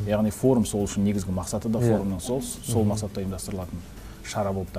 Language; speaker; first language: Kazakh; native; Kazakh